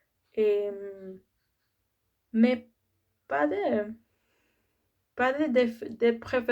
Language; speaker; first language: French; non-native, learner; Spanish